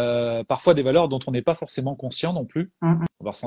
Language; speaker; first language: French; native; French